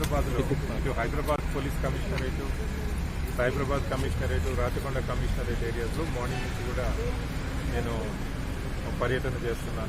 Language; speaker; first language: Telugu; native; Telugu